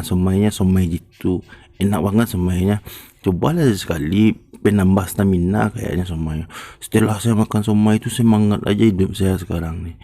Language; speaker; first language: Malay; non-native, local second language; Minangkabau